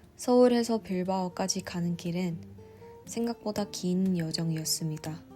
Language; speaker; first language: Korean; non-native, fluent; Vietnamese